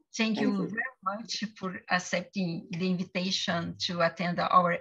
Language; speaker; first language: English; non-native, learner; Portuguese